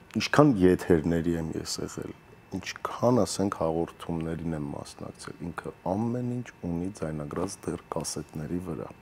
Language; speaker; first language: Armenian; early bilingual, heritage; Armenian